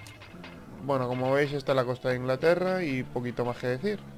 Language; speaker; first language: Spanish; native; Spanish